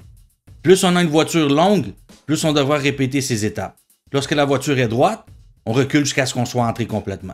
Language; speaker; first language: French; native; French